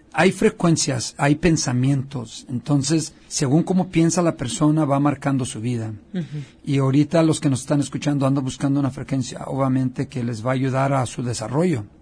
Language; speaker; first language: Spanish; early bilingual, heritage; Spanish